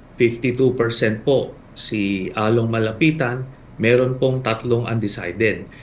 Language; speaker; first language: Filipino; native; Filipino